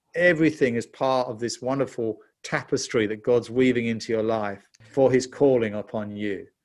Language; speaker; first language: English; native; English